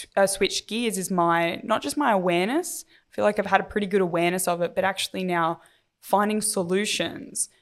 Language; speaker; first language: English; native; English